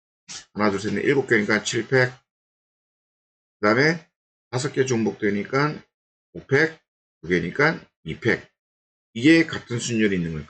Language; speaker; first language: Korean; native; Korean